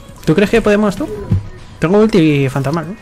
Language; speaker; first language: Spanish; native; Spanish